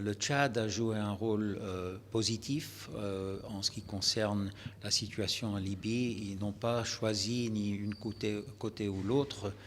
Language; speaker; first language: French; non-native, fluent; English